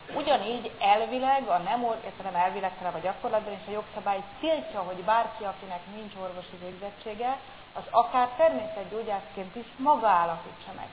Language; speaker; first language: Hungarian; native; Hungarian